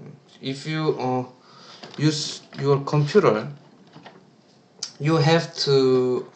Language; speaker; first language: English; non-native, learner; Korean